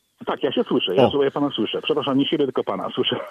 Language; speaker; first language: Polish; native; Polish